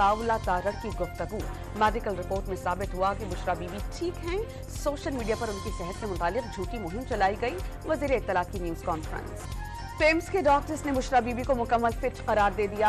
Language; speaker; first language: Urdu; native; Urdu